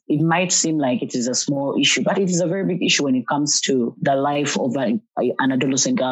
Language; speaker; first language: English; non-native, local second language; Ganda